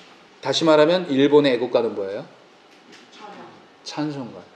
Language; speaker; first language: Korean; native; Korean